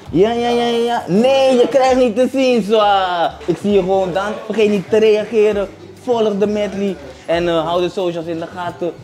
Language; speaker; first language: Dutch; native; Dutch